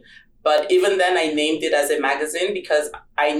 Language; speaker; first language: English; non-native, local second language; Igbo